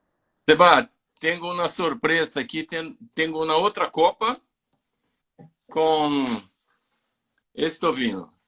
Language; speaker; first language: Spanish; non-native, fluent; Portuguese